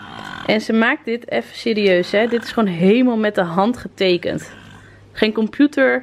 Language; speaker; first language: Dutch; native; Dutch